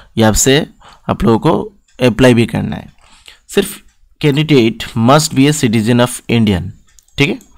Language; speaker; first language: Hindi; non-native, local second language; Bangla